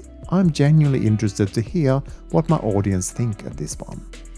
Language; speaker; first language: English; native; English